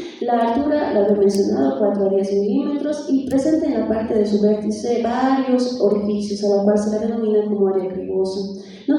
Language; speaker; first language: Spanish; native; Spanish